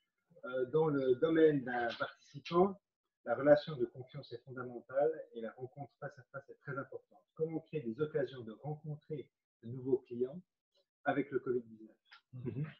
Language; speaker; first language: French; native; French